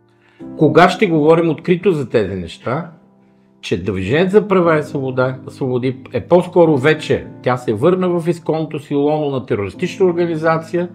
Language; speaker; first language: Bulgarian; native; Bulgarian